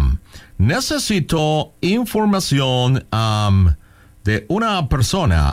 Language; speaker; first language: Spanish; non-native, local second language; English